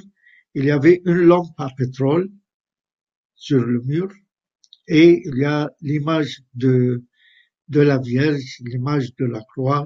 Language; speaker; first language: French; non-native, fluent; Arabic